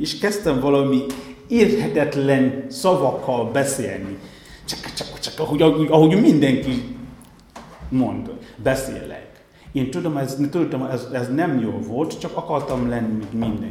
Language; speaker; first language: Hungarian; non-native, fluent; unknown